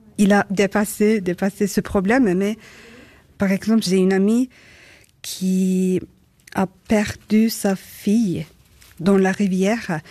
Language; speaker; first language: French; non-native, learner; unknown